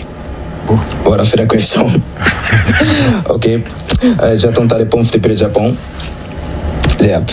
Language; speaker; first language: French; non-native, learner; Japanese